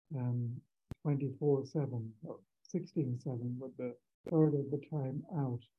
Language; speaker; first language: English; native; English